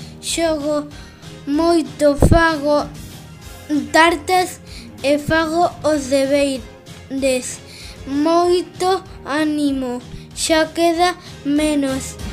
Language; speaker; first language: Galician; non-native, local second language; Spanish